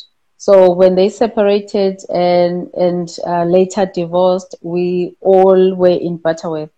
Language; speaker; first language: English; non-native, local second language; Xhosa